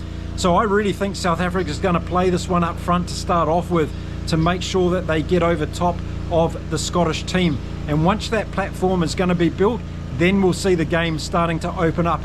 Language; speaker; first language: English; native; English